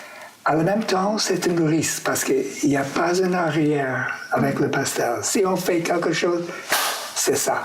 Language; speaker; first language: French; non-native, fluent; English